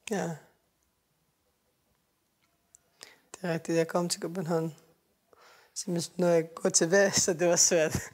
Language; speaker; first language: Danish; non-native, learner; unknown